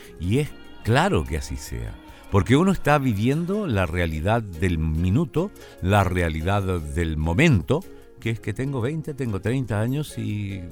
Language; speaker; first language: Spanish; native; Spanish